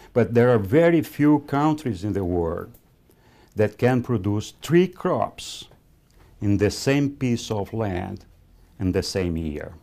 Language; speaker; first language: English; non-native, fluent; Spanish